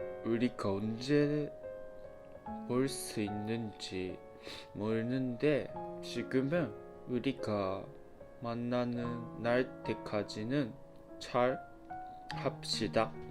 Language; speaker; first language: Korean; non-native, fluent; Japanese